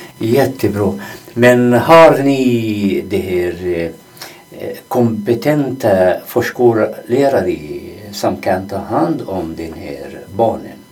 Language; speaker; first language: Swedish; non-native, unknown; Arabic